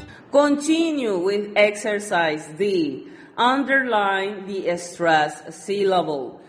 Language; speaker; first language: English; non-native, fluent; Spanish